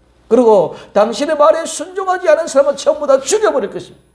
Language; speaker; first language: Korean; native; Korean